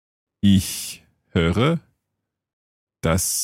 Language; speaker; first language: German; non-native, fluent; English